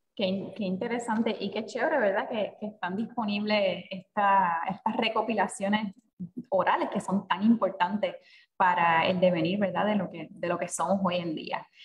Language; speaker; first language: Spanish; native; Spanish